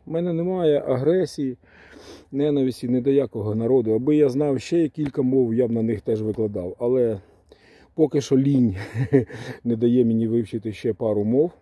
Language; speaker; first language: Ukrainian; non-native, local second language; Russian